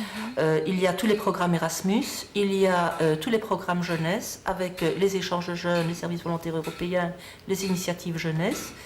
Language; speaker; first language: French; native; French